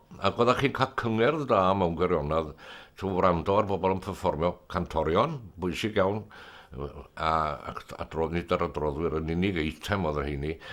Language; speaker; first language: Welsh; native; Welsh